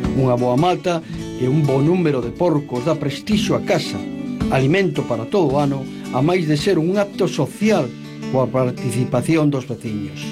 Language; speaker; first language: Galician; native; Galician